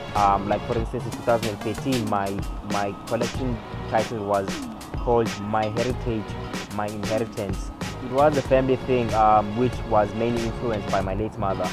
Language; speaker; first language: English; non-native, local second language; Xhosa